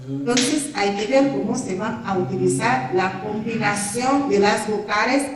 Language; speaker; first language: Spanish; non-native, fluent; French